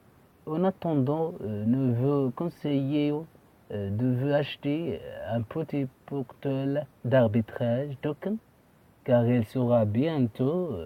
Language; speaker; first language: French; non-native, fluent; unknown